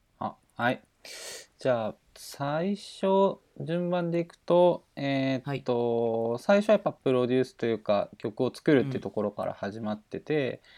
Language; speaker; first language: Japanese; native; Japanese